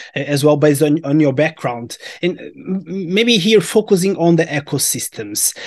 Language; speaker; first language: English; non-native, fluent; Portuguese